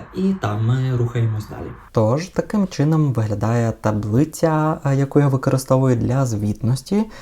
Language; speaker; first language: Ukrainian; non-native, local second language; Russian